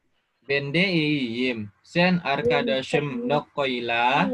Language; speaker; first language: Turkish; non-native, fluent; Indonesian